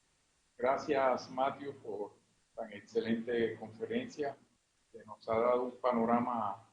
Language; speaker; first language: Spanish; native; Spanish